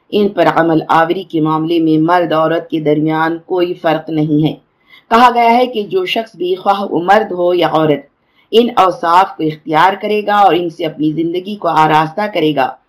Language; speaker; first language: Urdu; native; Urdu